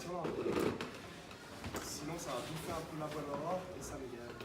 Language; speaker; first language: French; native; French